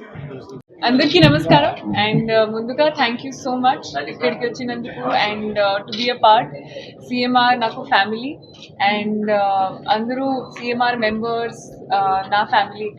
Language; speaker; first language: Telugu; non-native, fluent; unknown